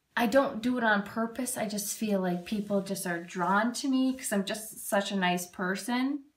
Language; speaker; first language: English; native; English